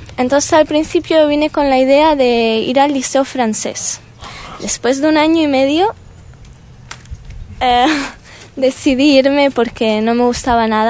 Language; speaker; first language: Spanish; early bilingual, heritage; Spanish